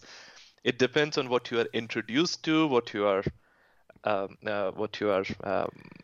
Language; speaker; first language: English; non-native, local second language; Hindi